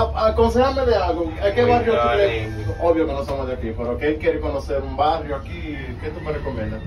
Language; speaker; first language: Spanish; native; Spanish